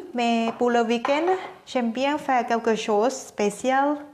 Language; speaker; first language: French; non-native, learner; Thai